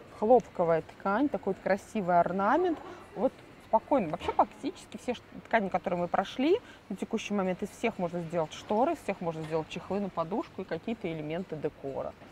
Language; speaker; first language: Russian; native; Russian